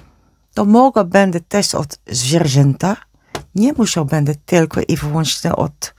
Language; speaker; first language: Polish; non-native, learner; Dutch